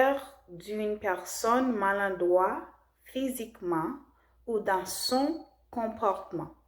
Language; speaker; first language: French; non-native, learner; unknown